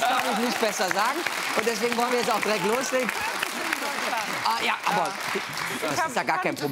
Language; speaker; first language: German; native; German